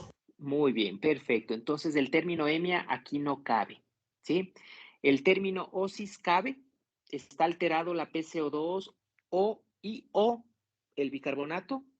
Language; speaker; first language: Spanish; native; Spanish